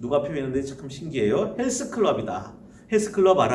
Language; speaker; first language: Korean; native; Korean